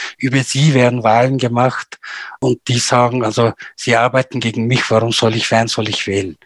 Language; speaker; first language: German; non-native, fluent; Turkish